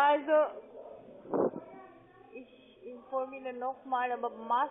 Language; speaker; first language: German; non-native, learner; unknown